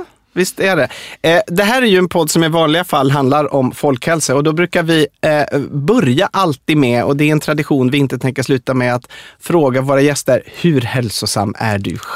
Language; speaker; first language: Swedish; native; Swedish